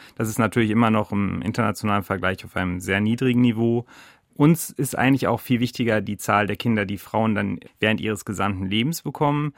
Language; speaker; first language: German; native; German